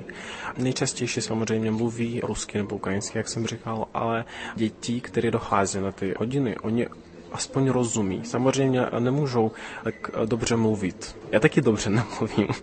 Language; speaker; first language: Czech; early bilingual, heritage; Russian